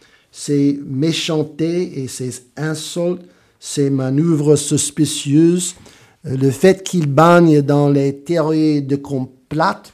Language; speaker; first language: French; non-native, fluent; English